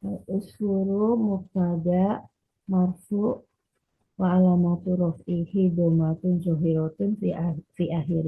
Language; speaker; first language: Arabic; non-native, learner; Indonesian